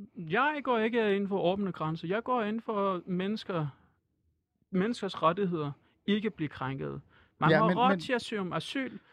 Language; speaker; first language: Danish; non-native, fluent; Persian